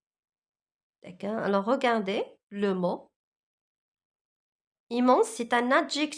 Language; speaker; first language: French; non-native, local second language; Arabic